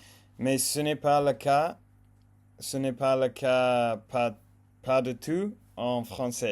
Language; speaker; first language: French; non-native, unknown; English